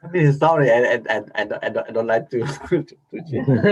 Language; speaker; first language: English; non-native, learner; Thai